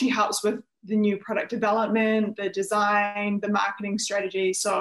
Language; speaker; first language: English; native; English